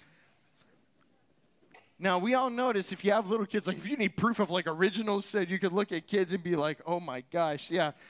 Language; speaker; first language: English; native; English